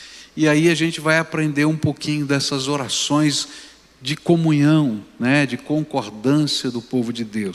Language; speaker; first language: Portuguese; native; Portuguese